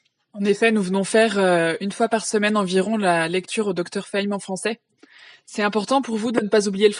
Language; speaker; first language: French; native; French